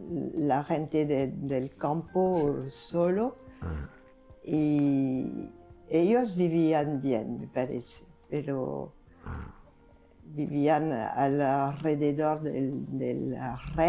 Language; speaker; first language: Spanish; non-native, fluent; French